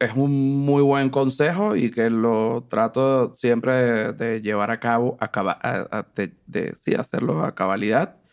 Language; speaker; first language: Spanish; native; Spanish